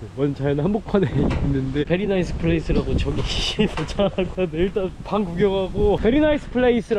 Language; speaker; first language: Korean; native; Korean